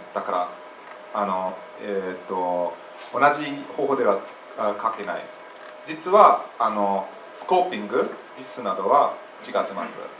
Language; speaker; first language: Japanese; non-native, fluent; English